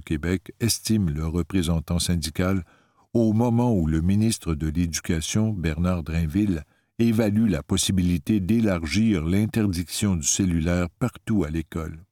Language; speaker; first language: French; native; French